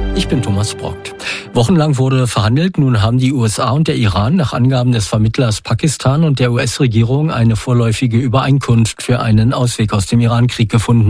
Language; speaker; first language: German; native; German